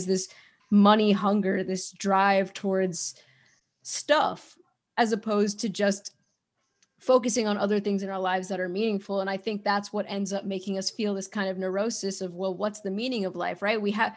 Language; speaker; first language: English; native; English